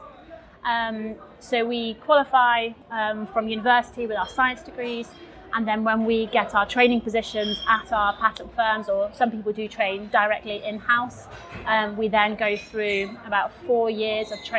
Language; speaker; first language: English; native; English